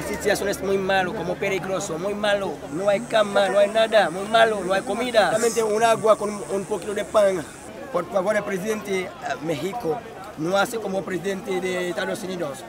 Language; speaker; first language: Spanish; non-native, learner; Haitian Creole